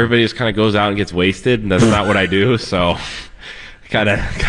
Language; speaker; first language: English; native; English